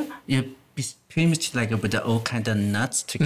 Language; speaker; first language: English; non-native, fluent; Chinese